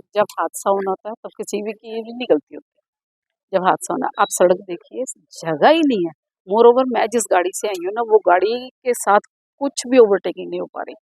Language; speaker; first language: Hindi; non-native, local second language; Punjabi